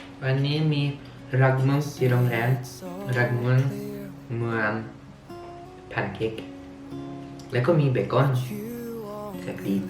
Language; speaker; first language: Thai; early bilingual, heritage; Thai